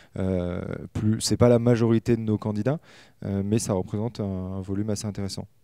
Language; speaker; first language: French; native; French